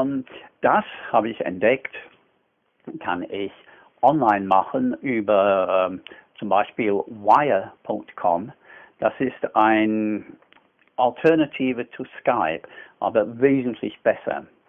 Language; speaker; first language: German; non-native, fluent; English